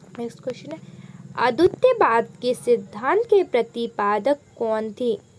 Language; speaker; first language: Hindi; native; Hindi